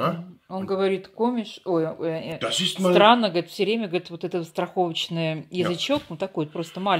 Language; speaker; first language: Russian; native; Russian